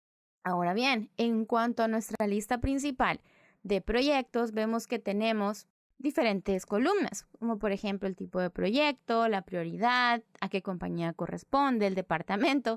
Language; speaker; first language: Spanish; native; Spanish